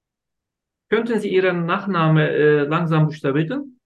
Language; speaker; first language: German; non-native, learner; Turkish